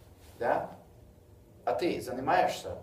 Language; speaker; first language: Russian; non-native, fluent; English